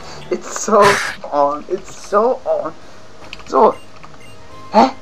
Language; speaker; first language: English; non-native, learner; German